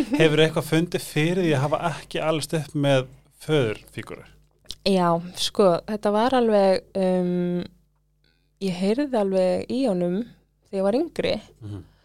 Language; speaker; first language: Icelandic; early bilingual, other home language; English